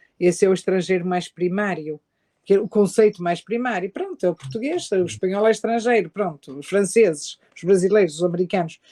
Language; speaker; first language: Portuguese; native; Portuguese